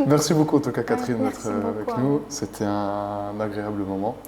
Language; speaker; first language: French; native; French